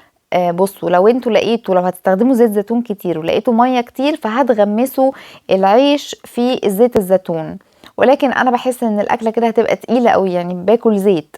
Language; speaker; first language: Arabic; native; Arabic